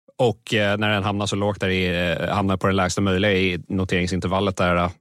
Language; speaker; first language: Swedish; native; Swedish